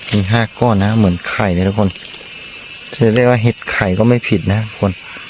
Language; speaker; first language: Thai; non-native, local second language; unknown